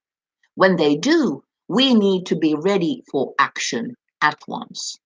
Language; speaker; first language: English; non-native, fluent; Finnish